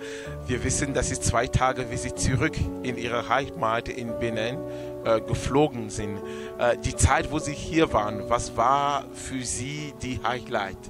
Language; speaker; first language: German; non-native, learner; French